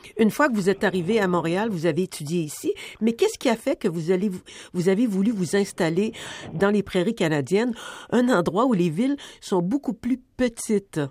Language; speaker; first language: French; native; French